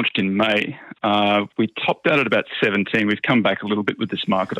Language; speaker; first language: English; native; English